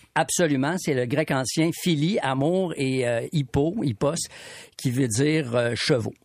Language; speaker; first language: French; native; French